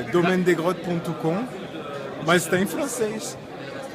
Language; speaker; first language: Portuguese; non-native, fluent; French